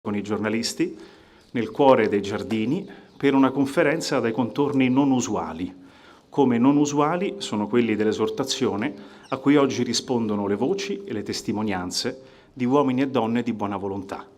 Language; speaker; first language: Italian; native; Italian